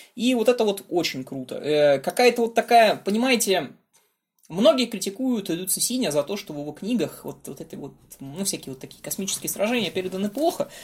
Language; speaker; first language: Russian; native; Russian